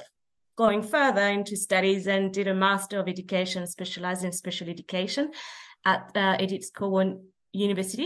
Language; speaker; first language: English; non-native, fluent; French